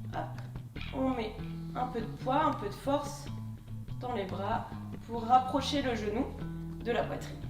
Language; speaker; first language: French; native; French